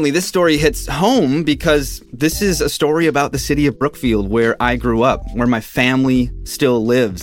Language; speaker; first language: English; native; English